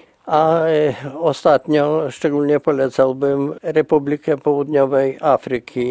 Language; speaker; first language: Polish; native; Polish